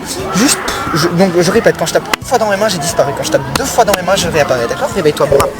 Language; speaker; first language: French; native; French